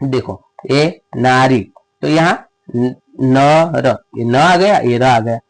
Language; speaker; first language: Hindi; non-native, local second language; Gujarati